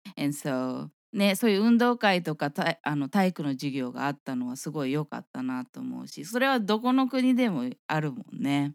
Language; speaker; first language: Japanese; early bilingual, heritage; Japanese